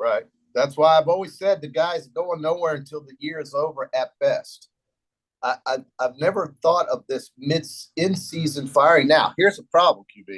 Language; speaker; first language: English; native; English